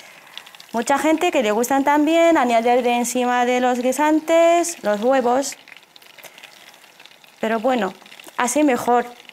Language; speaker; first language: Spanish; non-native, fluent; Arabic